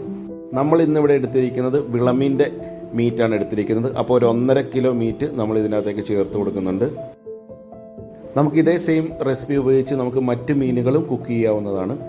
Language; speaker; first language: Malayalam; native; Malayalam